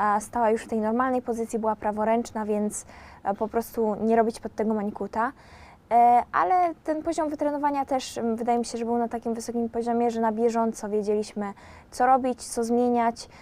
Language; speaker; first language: Polish; native; Polish